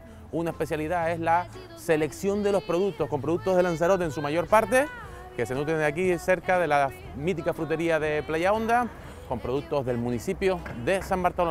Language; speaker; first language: Spanish; native; Spanish